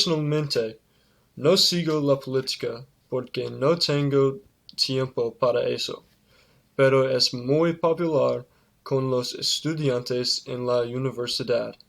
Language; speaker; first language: Spanish; non-native, learner; English